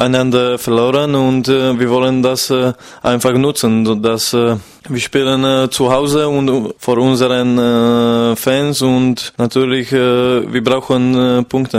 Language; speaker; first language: German; non-native, fluent; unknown